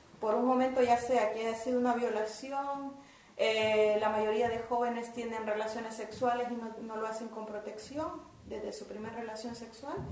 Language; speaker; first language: Spanish; native; Spanish